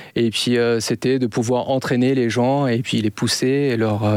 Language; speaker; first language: French; non-native, local second language; Arabic